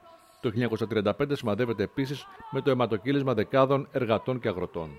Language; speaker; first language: Greek; native; Greek